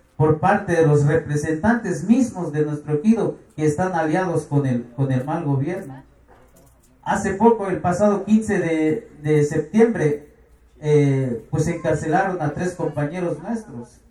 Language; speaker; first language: Spanish; non-native, local second language; Tzeltal